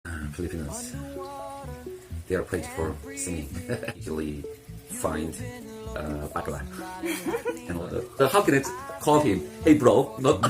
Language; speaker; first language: English; non-native, fluent; Korean